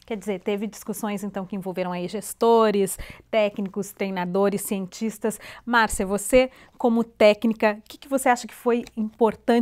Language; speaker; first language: Portuguese; native; Portuguese